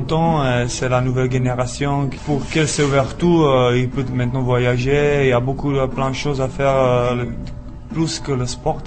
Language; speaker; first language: French; non-native, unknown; Czech